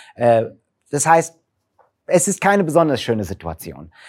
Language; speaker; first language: German; non-native, fluent; English